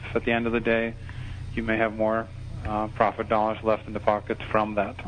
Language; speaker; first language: English; non-native, fluent; Norwegian